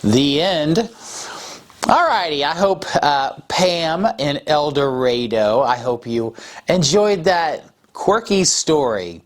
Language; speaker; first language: English; native; English